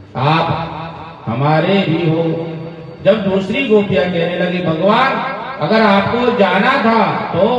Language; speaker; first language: Hindi; non-native, local second language; Gujarati